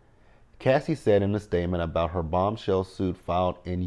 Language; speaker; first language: English; native; English